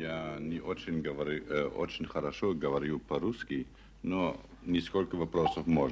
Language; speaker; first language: Russian; non-native, learner; German